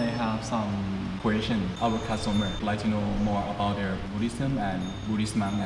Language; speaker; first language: English; non-native, fluent; Thai